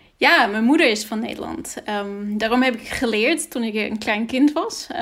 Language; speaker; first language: Dutch; early bilingual, other home language; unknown